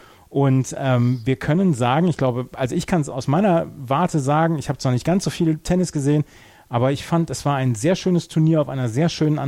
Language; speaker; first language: German; native; German